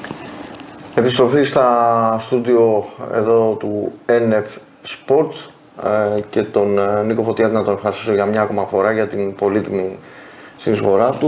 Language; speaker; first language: Greek; native; Greek